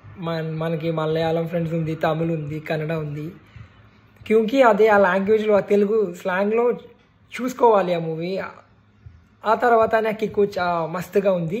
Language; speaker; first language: Telugu; non-native, learner; Malayalam